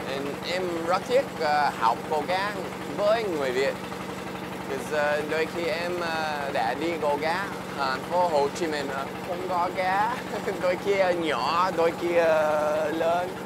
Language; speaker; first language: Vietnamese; non-native, learner; English